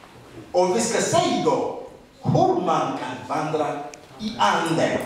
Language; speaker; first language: Swedish; non-native, learner; Rundi